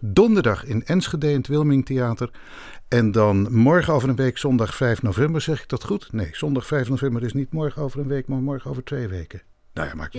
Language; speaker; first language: Dutch; native; Dutch